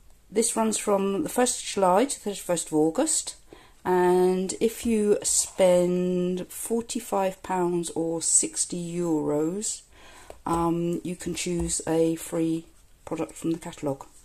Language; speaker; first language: English; native; English